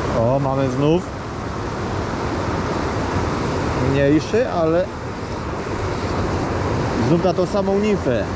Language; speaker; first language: Polish; native; Polish